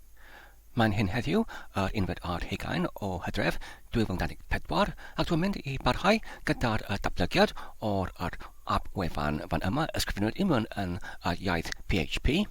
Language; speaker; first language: Welsh; non-native, fluent; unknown